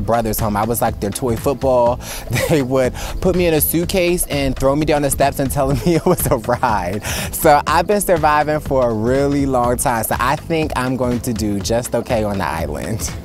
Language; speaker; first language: English; native; English